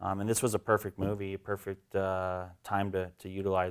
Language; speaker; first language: English; native; English